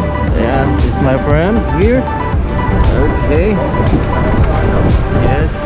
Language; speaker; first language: English; non-native, local second language; Filipino